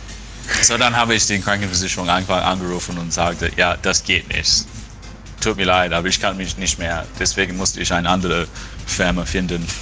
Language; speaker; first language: German; non-native, fluent; English